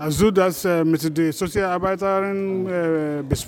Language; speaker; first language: German; non-native, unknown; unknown